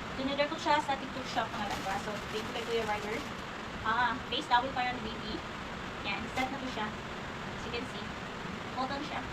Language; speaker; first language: Filipino; non-native, local second language; Cebuano